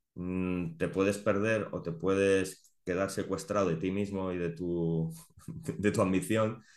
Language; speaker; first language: Spanish; native; Spanish